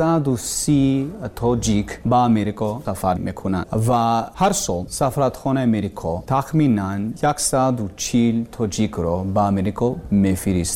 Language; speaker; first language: Persian; non-native, learner; English